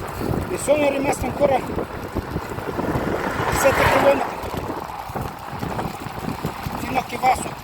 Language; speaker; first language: Italian; non-native, fluent; Romanian